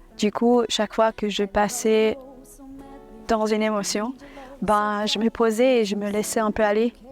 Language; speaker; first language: French; early bilingual, other home language; English